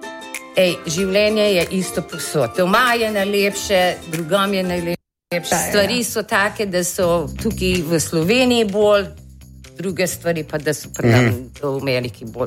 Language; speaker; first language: Slovenian; early bilingual, heritage; Slovenian